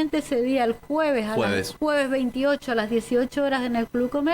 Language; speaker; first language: Spanish; native; Spanish